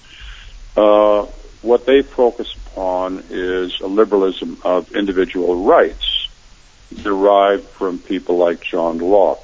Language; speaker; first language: English; native; English